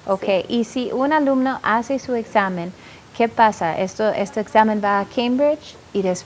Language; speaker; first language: Spanish; non-native, fluent; English